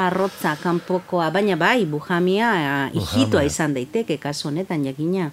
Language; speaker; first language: Basque; native; Basque